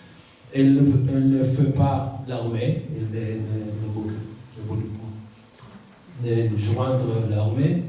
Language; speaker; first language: French; non-native, learner; Hebrew